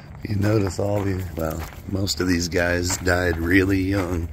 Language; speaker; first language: English; native; English